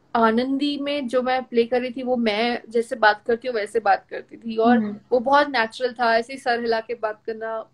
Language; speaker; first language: Hindi; non-native, local second language; Gujarati